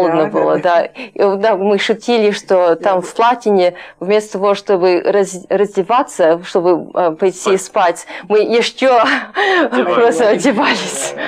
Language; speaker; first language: Russian; non-native, fluent; English